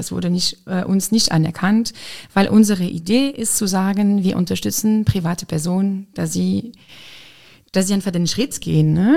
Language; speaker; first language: German; non-native, fluent; French